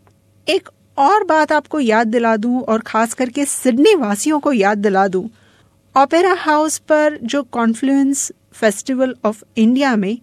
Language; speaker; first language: Hindi; native; Hindi